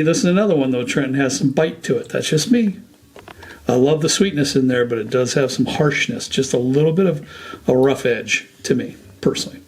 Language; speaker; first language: English; native; English